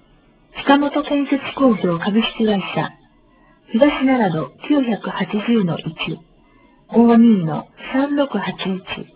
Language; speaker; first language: Japanese; native; Japanese